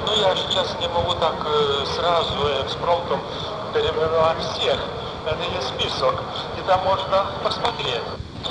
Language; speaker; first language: Russian; non-native, fluent; Lithuanian